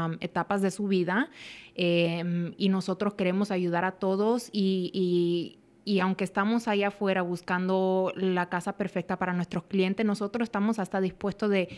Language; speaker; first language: Spanish; early bilingual, heritage; Spanish